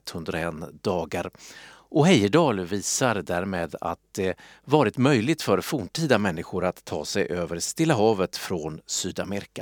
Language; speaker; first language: Swedish; native; Swedish